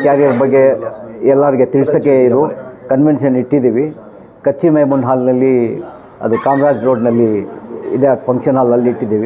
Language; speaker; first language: Kannada; non-native, local second language; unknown